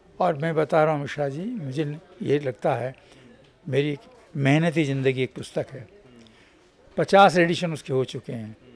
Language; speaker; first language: Hindi; native; Hindi